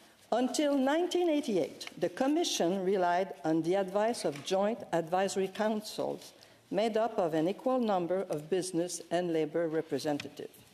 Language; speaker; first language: English; non-native, fluent; French